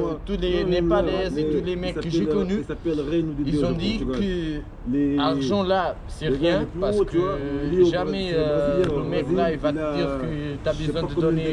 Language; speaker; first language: French; non-native, fluent; Portuguese